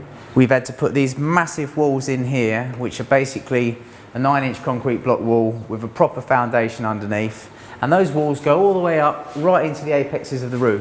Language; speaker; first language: English; native; English